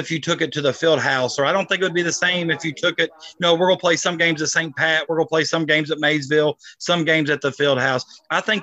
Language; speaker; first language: English; native; English